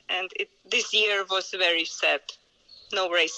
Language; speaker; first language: English; non-native, learner; Czech